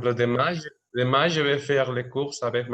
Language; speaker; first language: French; non-native, learner; Spanish